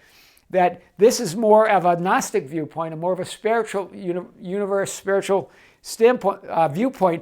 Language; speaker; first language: English; native; English